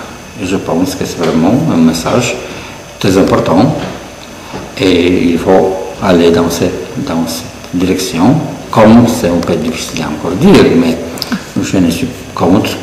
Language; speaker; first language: French; non-native, fluent; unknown